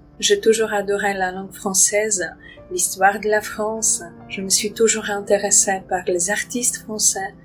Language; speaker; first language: French; non-native, fluent; Polish